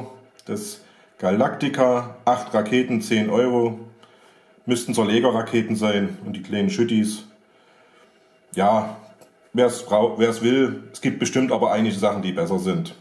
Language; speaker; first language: German; native; German